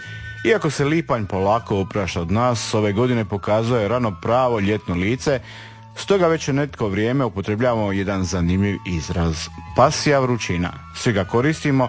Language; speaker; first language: Serbian; native; Serbian